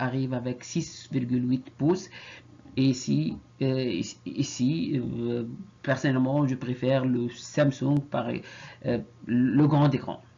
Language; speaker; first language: French; non-native, fluent; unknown